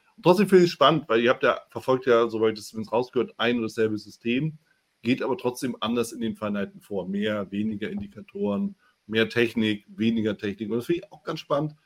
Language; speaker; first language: German; native; German